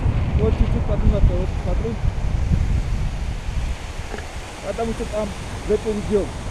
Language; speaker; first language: Russian; non-native, learner; Turkish